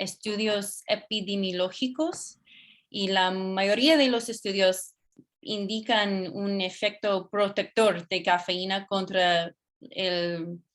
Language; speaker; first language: Spanish; non-native, fluent; English